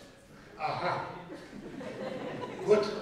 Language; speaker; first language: German; non-native, fluent; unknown